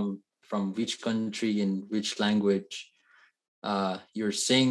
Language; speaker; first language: English; non-native, fluent; Persian